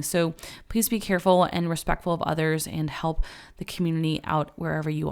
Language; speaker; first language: English; native; English